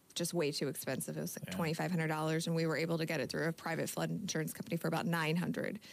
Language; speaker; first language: English; native; English